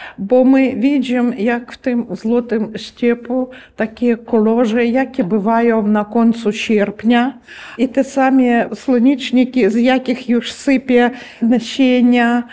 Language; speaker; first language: Polish; non-native, learner; Ukrainian